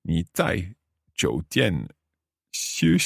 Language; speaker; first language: Chinese; non-native, learner; English